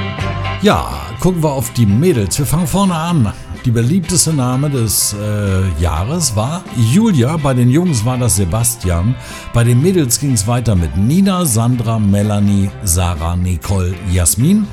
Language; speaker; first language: German; native; German